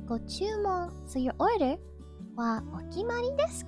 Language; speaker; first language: Japanese; non-native, learner; English